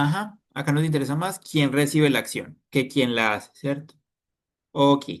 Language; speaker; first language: Spanish; native; Spanish